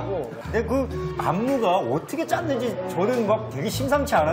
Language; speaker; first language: Korean; native; Korean